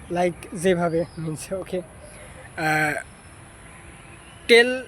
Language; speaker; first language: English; non-native, learner; Bangla